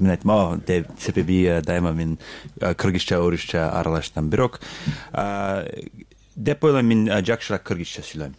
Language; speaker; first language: Kyrgyz; non-native, learner; English